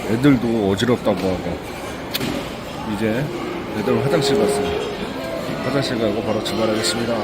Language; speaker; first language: Korean; native; Korean